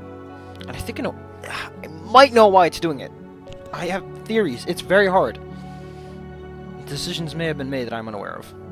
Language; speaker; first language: English; non-native, fluent; Dutch